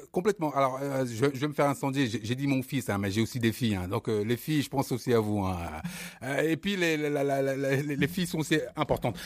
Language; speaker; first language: French; early bilingual, other home language; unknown